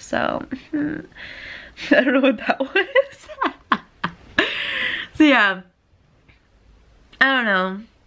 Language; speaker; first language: English; native; English